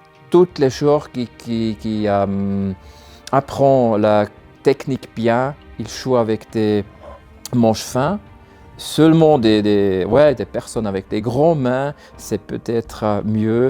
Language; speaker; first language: French; non-native, learner; German